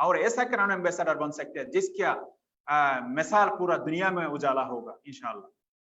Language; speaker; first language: Hindi; non-native, fluent; Bangla